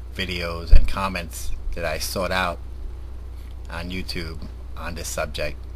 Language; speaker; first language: English; early bilingual, other home language; Spanish